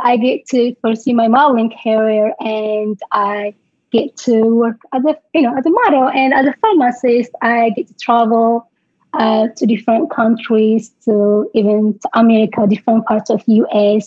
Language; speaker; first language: English; non-native, fluent; Tigrinya